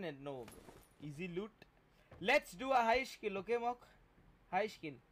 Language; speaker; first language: English; non-native, local second language; Hindi